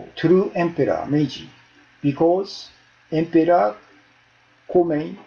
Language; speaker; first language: English; non-native, learner; Japanese